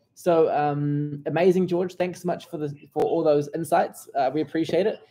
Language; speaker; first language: English; native; English